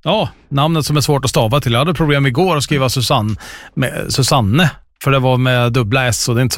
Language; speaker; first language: Swedish; native; Swedish